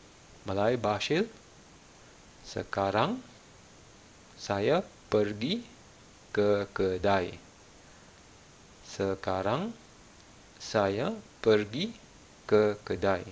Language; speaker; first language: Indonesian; non-native, fluent; Malayalam